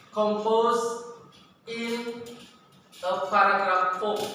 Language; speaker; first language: English; non-native, fluent; Indonesian